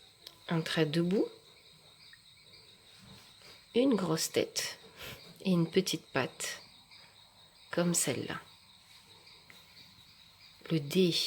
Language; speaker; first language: French; native; French